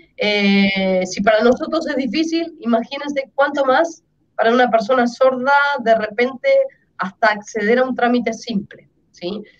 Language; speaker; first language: Spanish; native; Spanish